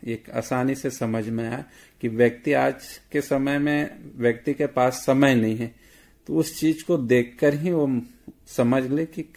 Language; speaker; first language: Hindi; native; Hindi